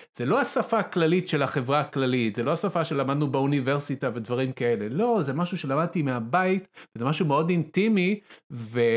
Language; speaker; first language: Hebrew; non-native, local second language; Arabic